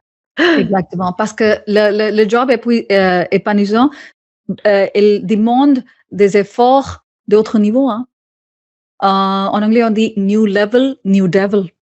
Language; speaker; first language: French; non-native, fluent; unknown